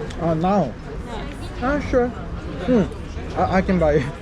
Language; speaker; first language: English; non-native, learner; Korean